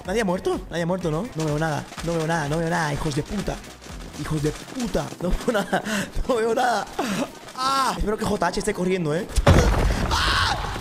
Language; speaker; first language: Spanish; native; Spanish